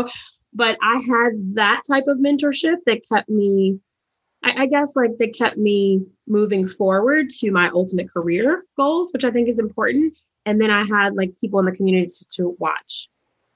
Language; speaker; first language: English; native; English